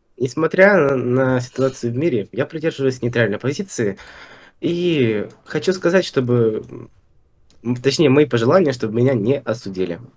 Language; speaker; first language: Russian; native; Russian